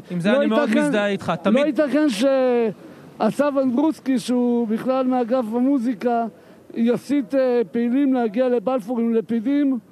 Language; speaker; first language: Hebrew; native; Hebrew